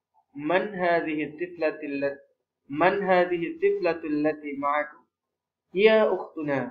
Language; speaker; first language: Arabic; non-native, fluent; Indonesian